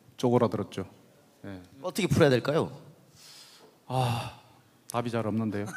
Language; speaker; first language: Korean; native; Korean